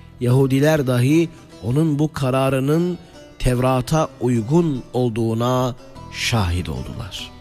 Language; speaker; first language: Turkish; native; Turkish